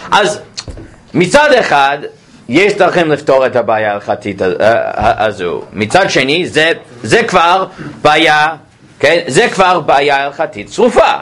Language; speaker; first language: Hebrew; non-native, fluent; English